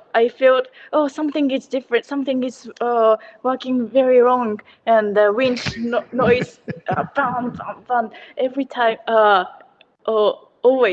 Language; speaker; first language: English; non-native, learner; Japanese